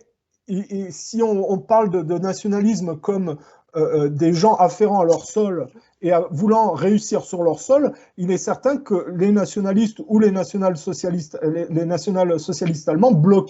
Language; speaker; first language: French; native; French